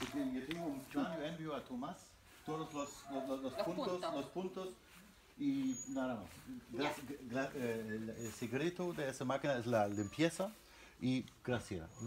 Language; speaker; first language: Spanish; non-native, learner; German